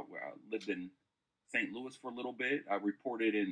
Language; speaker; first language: English; native; English